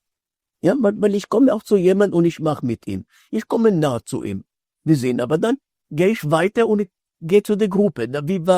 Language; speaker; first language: German; non-native, fluent; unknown